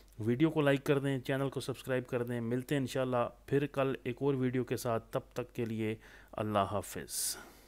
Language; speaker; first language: Urdu; non-native, local second language; Punjabi